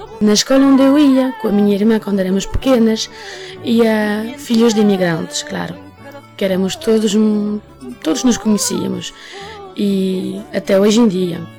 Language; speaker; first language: Portuguese; early bilingual, heritage; Portuguese